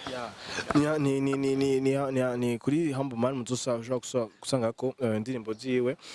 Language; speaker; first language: Rundi; native; Rundi